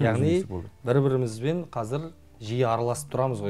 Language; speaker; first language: Kazakh; native; Kazakh